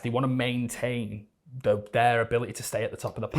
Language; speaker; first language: English; native; English